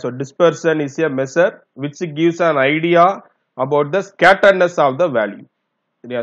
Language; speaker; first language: English; non-native, local second language; Tamil